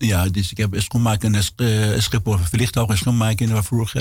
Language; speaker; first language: Dutch; non-native, learner; Persian